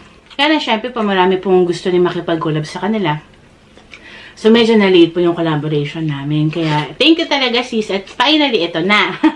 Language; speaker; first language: Filipino; native; Filipino